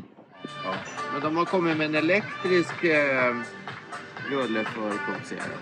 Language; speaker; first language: Swedish; native; Swedish